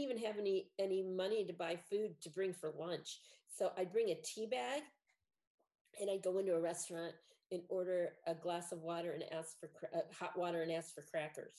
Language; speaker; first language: English; native; English